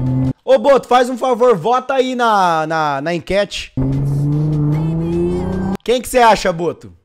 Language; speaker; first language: Portuguese; native; Portuguese